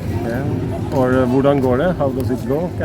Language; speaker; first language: English; non-native, fluent; Norwegian